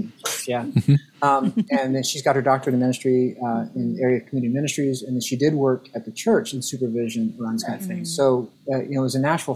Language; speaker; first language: English; native; English